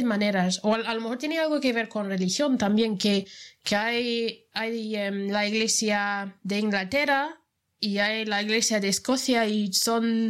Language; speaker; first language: Spanish; non-native, fluent; English